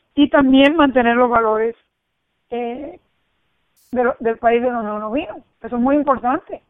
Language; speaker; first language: Spanish; early bilingual, heritage; Spanish